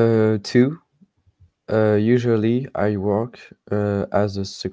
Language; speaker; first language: English; non-native, learner; French